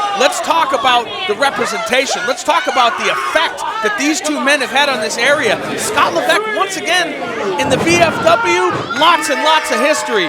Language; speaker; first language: English; native; English